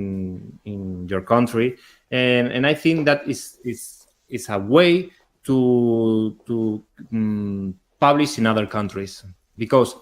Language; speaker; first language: English; non-native, learner; Spanish